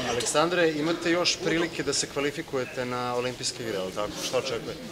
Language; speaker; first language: Serbian; native; Serbian